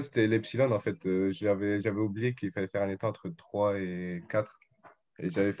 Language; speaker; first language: French; native; French